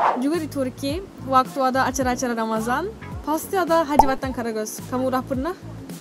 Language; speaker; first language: Indonesian; non-native, fluent; Turkish